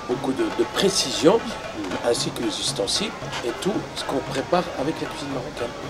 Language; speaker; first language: French; non-native, local second language; Arabic